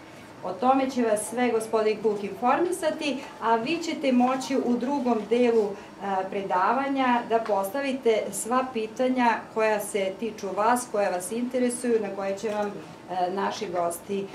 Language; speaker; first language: Croatian; native; Croatian